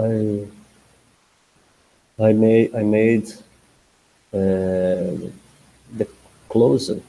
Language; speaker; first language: English; non-native, learner; Portuguese